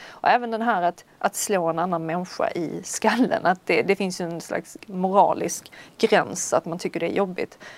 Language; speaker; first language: Swedish; native; Swedish